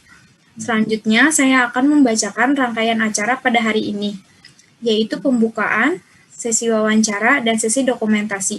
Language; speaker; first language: Indonesian; native; Indonesian